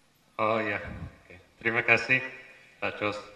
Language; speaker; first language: Indonesian; non-native, fluent; English